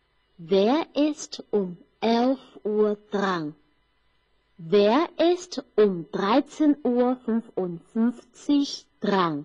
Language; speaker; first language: German; non-native, fluent; Chinese